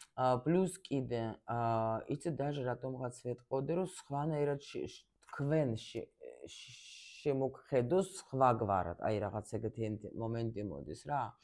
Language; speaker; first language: Georgian; early bilingual, heritage; Georgian